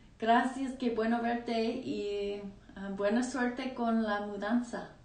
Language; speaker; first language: Spanish; non-native, fluent; English